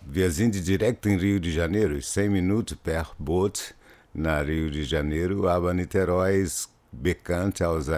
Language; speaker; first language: German; non-native, learner; Portuguese